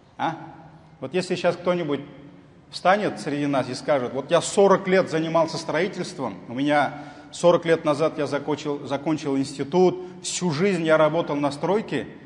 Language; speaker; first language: Russian; non-native, local second language; Tatar